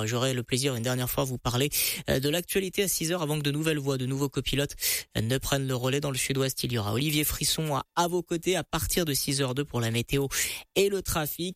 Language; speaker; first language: French; native; French